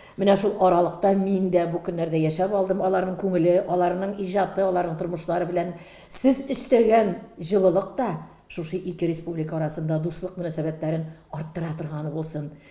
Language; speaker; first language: Tatar; native; Tatar